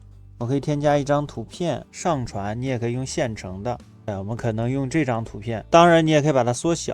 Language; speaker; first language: Chinese; native; Chinese